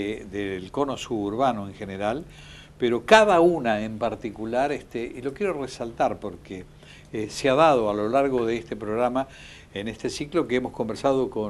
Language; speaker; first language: Spanish; native; Spanish